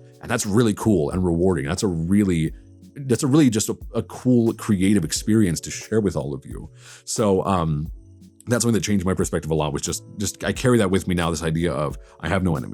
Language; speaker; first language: English; native; English